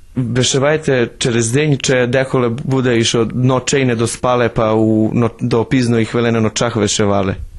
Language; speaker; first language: Ukrainian; early bilingual, heritage; Ukrainian